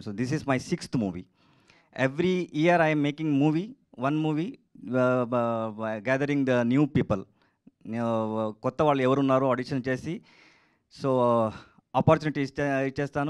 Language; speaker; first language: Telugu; non-native, learner; Kannada